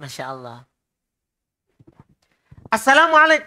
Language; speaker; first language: Arabic; non-native, fluent; Indonesian